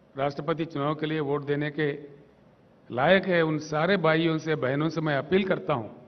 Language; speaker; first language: Hindi; non-native, local second language; Telugu